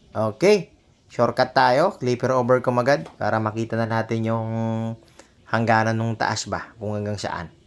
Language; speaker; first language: Filipino; native; Filipino